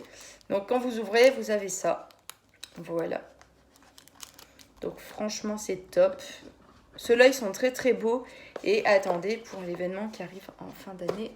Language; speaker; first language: French; native; French